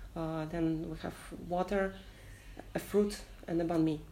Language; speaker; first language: English; non-native, fluent; Russian